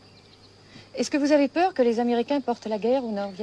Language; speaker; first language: French; native; French